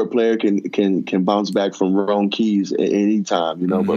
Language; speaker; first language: English; native; English